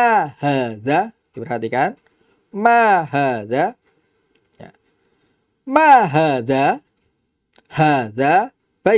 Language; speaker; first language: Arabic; non-native, fluent; Indonesian